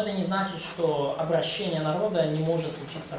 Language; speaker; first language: Russian; native; Russian